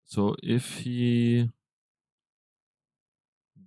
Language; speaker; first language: English; non-native, fluent; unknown